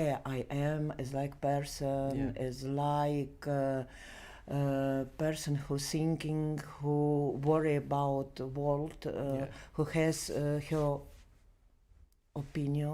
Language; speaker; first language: English; non-native, learner; Belarusian